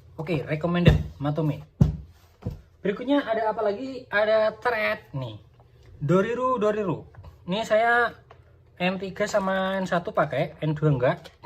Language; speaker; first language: Indonesian; native; Indonesian